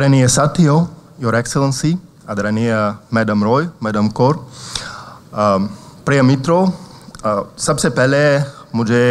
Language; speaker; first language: Hindi; non-native, fluent; Russian